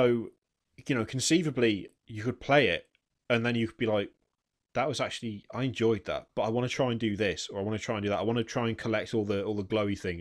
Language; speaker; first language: English; native; English